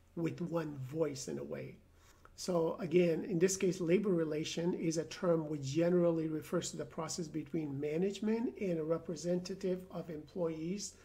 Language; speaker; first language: English; non-native, fluent; Persian